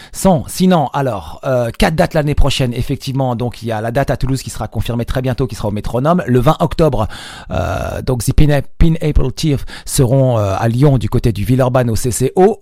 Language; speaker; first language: French; native; French